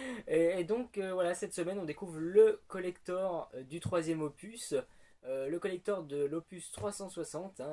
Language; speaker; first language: French; native; French